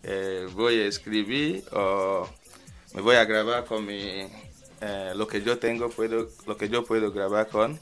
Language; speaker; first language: Spanish; non-native, learner; English